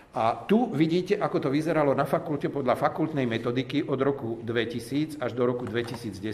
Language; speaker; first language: Slovak; native; Slovak